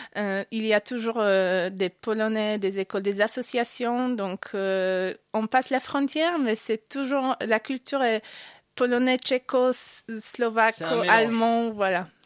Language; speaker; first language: French; non-native, fluent; Polish